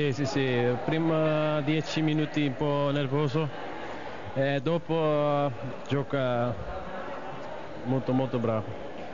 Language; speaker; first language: Italian; non-native, learner; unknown